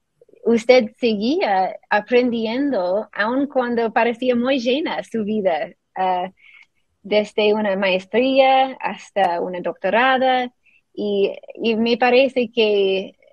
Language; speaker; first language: Spanish; non-native, fluent; English